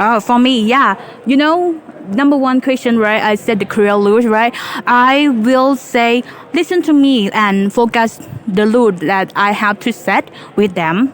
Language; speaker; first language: English; non-native, learner; Thai